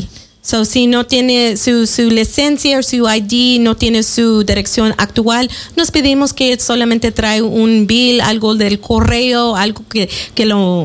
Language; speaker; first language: Spanish; early bilingual, heritage; Spanish